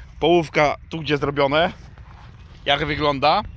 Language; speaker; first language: Polish; native; Polish